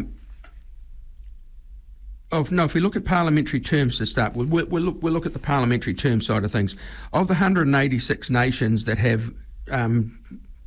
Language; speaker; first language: English; native; English